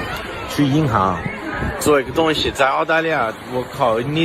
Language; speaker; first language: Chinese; non-native, fluent; English